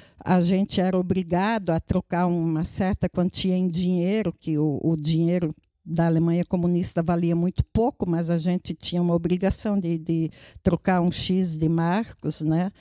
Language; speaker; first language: Portuguese; native; Portuguese